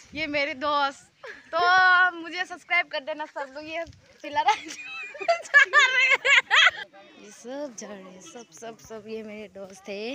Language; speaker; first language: Hindi; non-native, local second language; Assamese